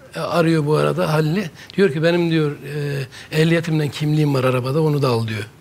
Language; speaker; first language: Turkish; native; Turkish